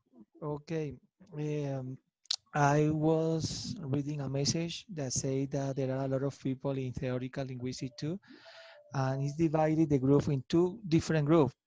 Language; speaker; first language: English; non-native, learner; Spanish